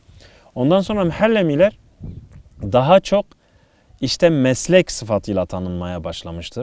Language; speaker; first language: Turkish; native; Turkish